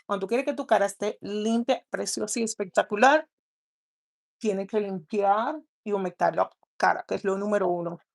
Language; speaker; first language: Spanish; early bilingual, other home language; English